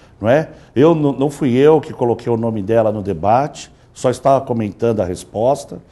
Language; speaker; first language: Portuguese; native; Portuguese